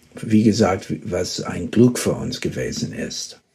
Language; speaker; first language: German; early bilingual, heritage; German